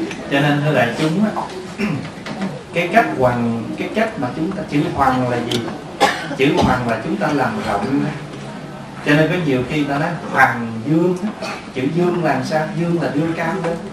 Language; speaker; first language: Vietnamese; native; Vietnamese